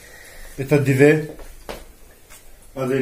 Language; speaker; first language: Russian; non-native, learner; Turkish